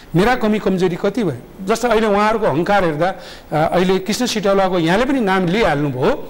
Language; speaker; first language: Nepali; native; Nepali